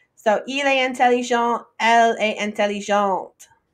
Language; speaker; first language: French; non-native, fluent; English